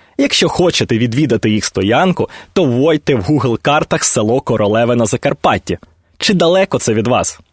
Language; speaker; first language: Ukrainian; native; Ukrainian